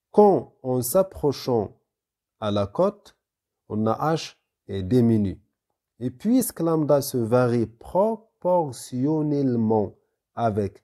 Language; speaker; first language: French; non-native, local second language; Arabic